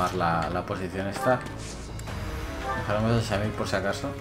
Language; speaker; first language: Spanish; native; Spanish